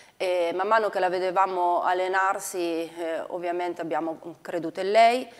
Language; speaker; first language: Italian; native; Italian